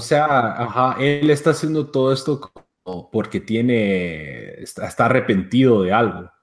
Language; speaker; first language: Spanish; native; Spanish